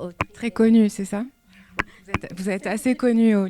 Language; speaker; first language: French; native; French